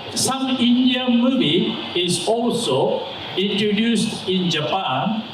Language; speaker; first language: English; non-native, learner; Japanese